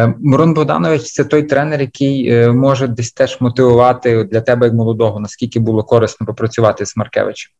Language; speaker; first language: Ukrainian; native; Ukrainian